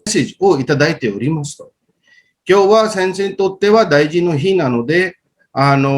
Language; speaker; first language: Japanese; non-native, fluent; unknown